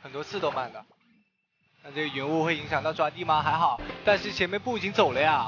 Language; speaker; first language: Chinese; native; Chinese